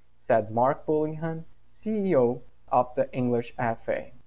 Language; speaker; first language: English; non-native, fluent; Portuguese